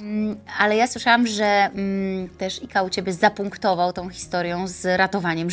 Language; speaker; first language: Polish; native; Polish